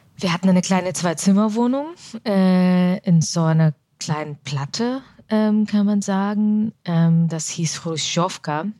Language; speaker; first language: German; early bilingual, other home language; Russian